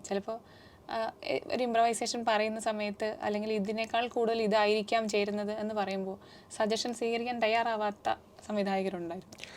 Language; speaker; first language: Malayalam; native; Malayalam